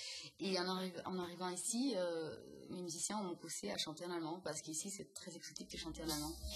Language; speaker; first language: French; non-native, fluent; German